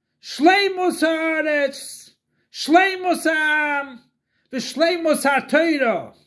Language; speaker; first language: Hebrew; non-native, fluent; English